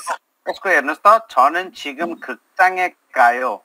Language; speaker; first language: Korean; non-native, fluent; Nepali